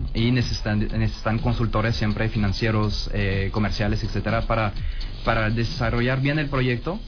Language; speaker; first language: Spanish; non-native, fluent; French